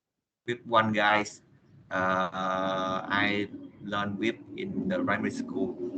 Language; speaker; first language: English; non-native, learner; Vietnamese